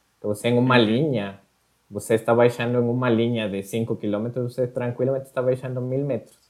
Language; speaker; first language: Portuguese; non-native, fluent; Spanish